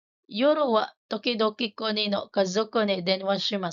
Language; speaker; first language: Japanese; non-native, fluent; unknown